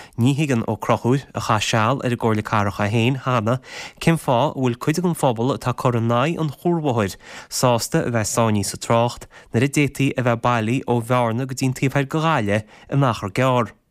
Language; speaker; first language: Irish; native; Irish